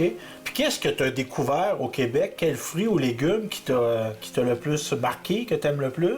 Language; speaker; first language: French; native; French